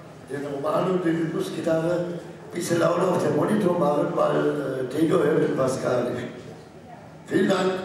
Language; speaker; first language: German; non-native, local second language; Romany